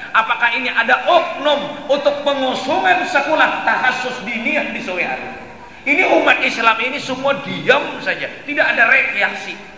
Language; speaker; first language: Indonesian; non-native, local second language; Banjar